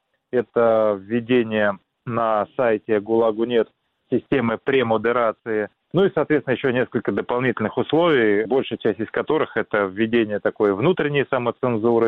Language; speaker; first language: Russian; native; Russian